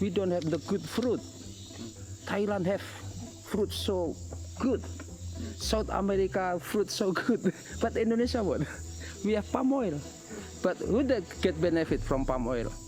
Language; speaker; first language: English; non-native, learner; Indonesian